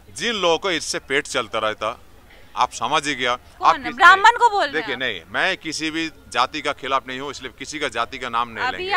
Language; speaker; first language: Hindi; non-native, local second language; Bangla